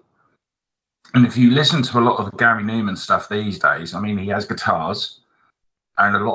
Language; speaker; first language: English; native; English